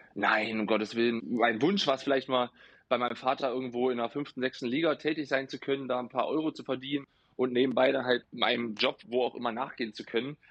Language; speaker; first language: German; native; German